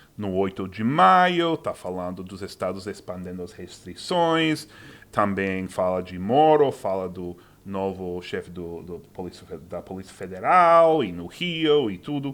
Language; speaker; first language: Portuguese; non-native, fluent; English